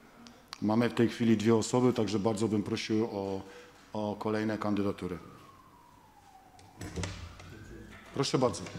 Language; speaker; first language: Polish; native; Polish